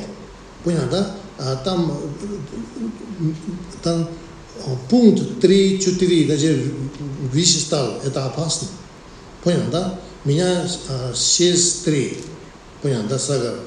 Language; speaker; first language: Russian; non-native, learner; Tibetan